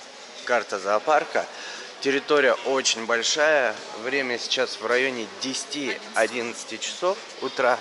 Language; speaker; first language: Russian; native; Russian